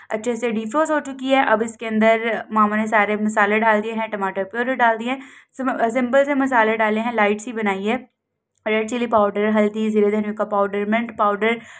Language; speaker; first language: Urdu; native; Urdu